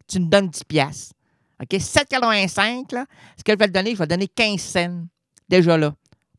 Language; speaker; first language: French; native; French